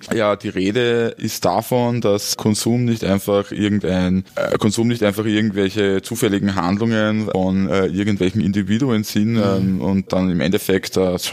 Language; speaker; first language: German; native; German